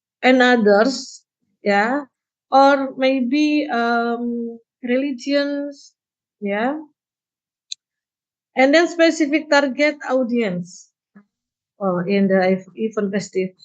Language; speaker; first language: English; non-native, learner; Indonesian